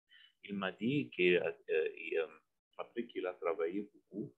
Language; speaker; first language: French; non-native, fluent; Arabic